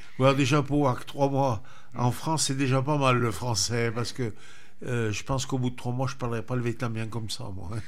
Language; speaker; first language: French; native; French